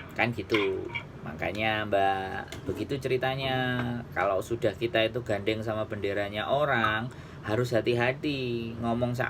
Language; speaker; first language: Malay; non-native, local second language; Javanese